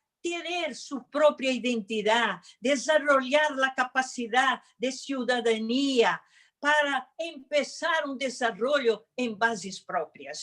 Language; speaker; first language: Spanish; non-native, fluent; Portuguese